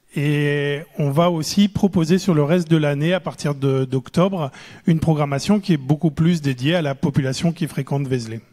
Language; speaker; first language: French; native; French